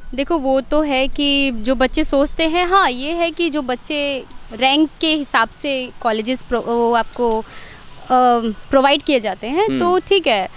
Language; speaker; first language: Hindi; native; Hindi